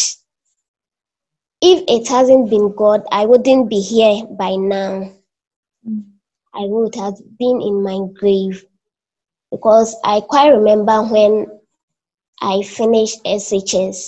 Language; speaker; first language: English; non-native, local second language; Akan